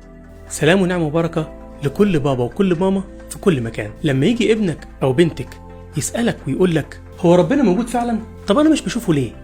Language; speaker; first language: Arabic; native; Arabic